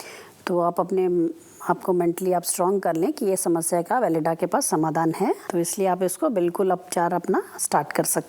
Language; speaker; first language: Hindi; native; Hindi